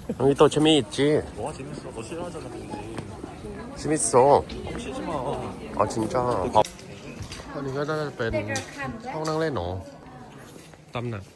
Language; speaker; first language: Korean; non-native, learner; Thai